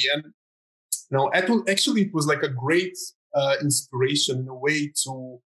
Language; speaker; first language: English; non-native, fluent; Croatian